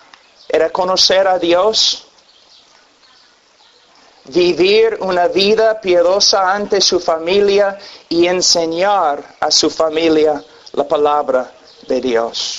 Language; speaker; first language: Spanish; non-native, fluent; English